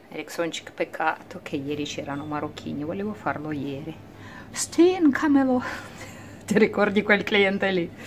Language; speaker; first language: Ukrainian; non-native, local second language; Russian